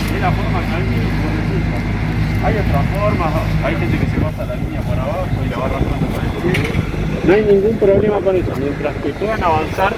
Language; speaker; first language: Spanish; native; Spanish